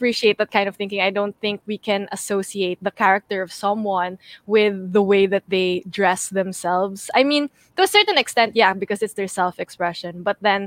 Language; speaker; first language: English; native; English